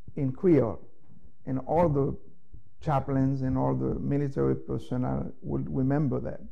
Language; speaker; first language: English; non-native, fluent; Haitian Creole